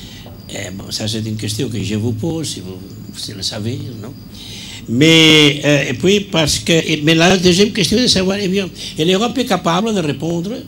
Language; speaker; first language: French; non-native, fluent; Catalan